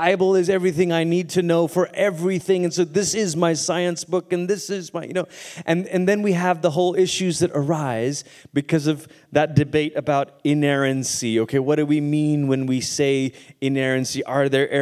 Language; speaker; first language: English; native; English